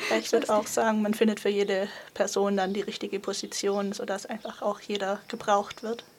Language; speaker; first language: German; native; German